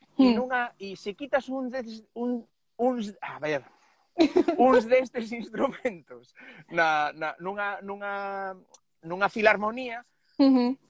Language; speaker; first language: Galician; non-native, local second language; Spanish